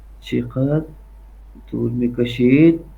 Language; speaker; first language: Persian; non-native, learner; Urdu